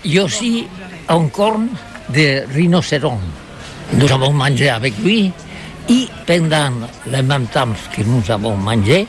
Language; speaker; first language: French; non-native, learner; Spanish